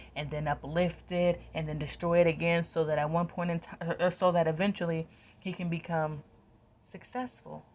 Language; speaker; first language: English; native; English